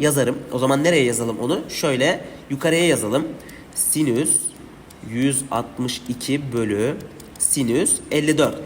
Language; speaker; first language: Turkish; native; Turkish